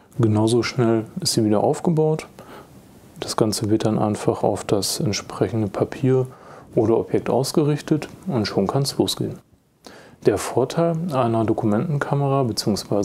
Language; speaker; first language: German; native; German